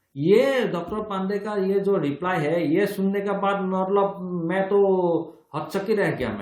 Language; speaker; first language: Hindi; non-native, local second language; Assamese